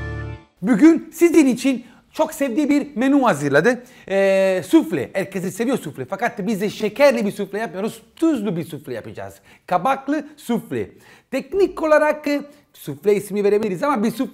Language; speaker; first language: Turkish; non-native, fluent; Italian